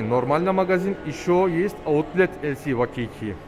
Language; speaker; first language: Russian; non-native, learner; Turkish